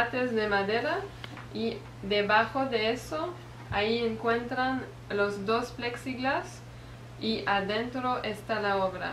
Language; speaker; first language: Spanish; non-native, fluent; French